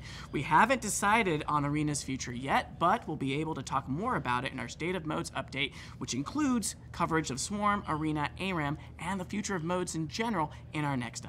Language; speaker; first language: English; native; English